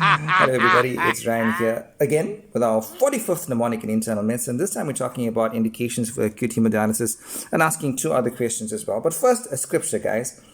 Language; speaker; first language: English; native; English